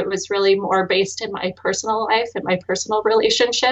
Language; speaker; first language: English; native; English